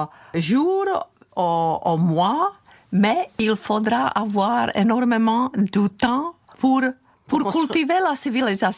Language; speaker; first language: French; non-native, fluent; Czech